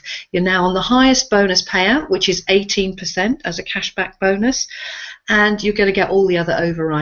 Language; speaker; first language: English; native; English